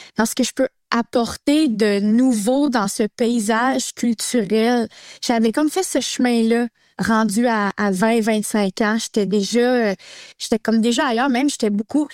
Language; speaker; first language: French; native; French